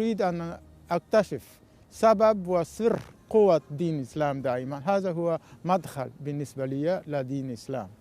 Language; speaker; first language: Arabic; non-native, fluent; Japanese